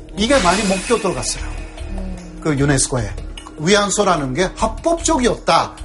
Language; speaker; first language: Korean; non-native, fluent; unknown